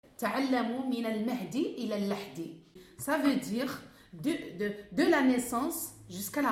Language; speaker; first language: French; non-native, fluent; Arabic